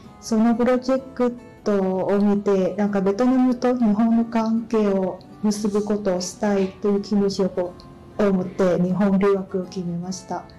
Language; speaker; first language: Japanese; non-native, fluent; Vietnamese